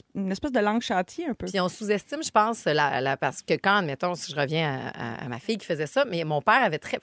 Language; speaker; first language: French; native; French